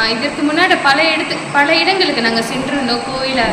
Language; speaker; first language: Tamil; early bilingual, heritage; Tamil